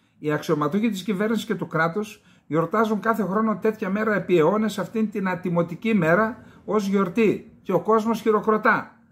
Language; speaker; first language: Greek; native; Greek